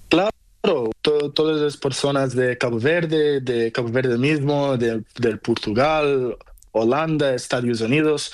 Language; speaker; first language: Spanish; non-native, learner; Portuguese